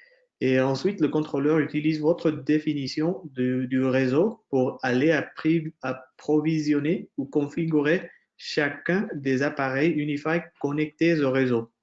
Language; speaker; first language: French; non-native, fluent; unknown